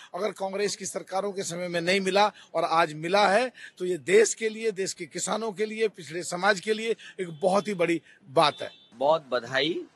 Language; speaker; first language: Hindi; native; Hindi